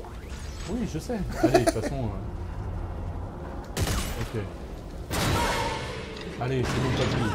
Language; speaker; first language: French; native; French